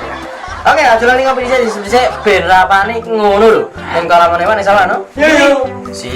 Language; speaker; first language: Indonesian; non-native, local second language; Javanese